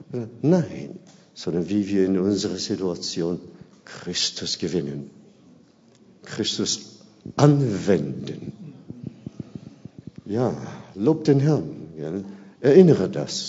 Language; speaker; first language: German; non-native, fluent; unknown